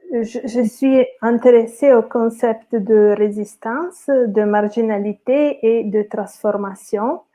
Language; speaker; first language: French; non-native, fluent; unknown